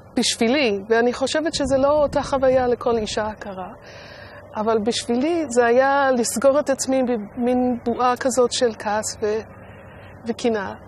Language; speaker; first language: Hebrew; non-native, fluent; English